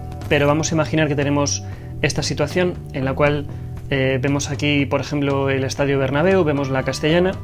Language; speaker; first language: Spanish; native; Spanish